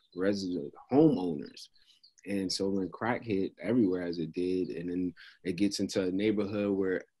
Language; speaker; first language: English; native; English